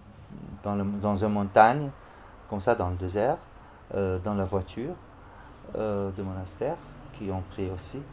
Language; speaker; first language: French; non-native, fluent; Arabic